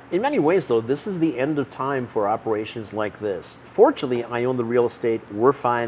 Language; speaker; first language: English; native; English